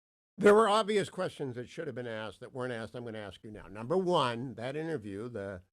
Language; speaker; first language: English; native; English